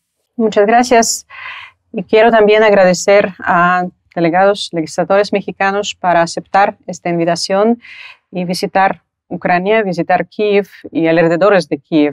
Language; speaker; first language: Spanish; non-native, fluent; Ukrainian